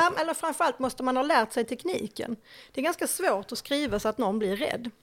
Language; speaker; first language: Swedish; native; Swedish